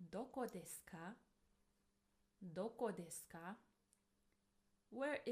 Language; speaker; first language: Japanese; non-native, fluent; English